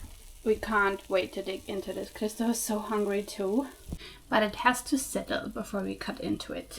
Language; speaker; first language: English; non-native, fluent; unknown